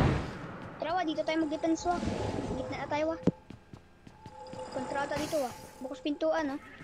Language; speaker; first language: Filipino; non-native, local second language; Hiligaynon